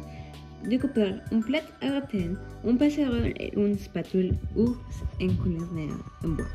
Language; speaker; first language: French; non-native, learner; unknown